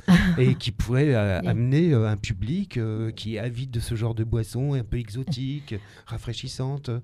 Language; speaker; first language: French; native; French